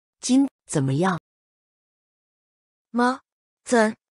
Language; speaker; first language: Chinese; non-native, learner; English